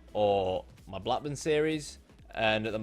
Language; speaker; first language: English; native; English